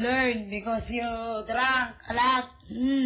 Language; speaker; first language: English; non-native, local second language; Filipino